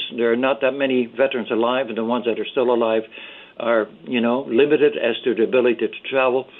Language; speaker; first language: English; early bilingual, other home language; Dutch